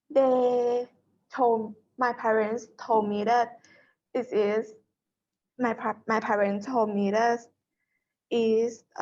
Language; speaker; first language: English; non-native, learner; Thai